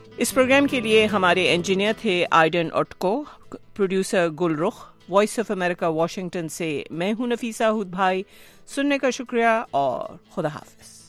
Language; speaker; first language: Urdu; native; Urdu